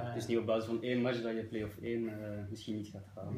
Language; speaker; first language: Dutch; native; Dutch